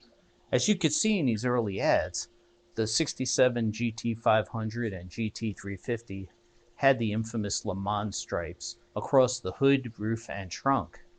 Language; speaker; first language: English; native; English